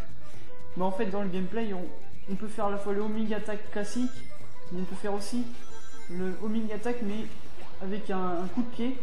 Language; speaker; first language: French; native; French